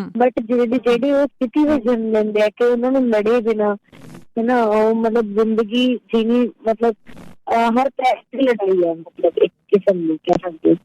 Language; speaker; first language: Punjabi; native; Punjabi